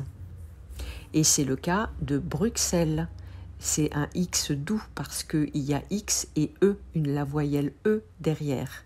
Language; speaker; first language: French; native; French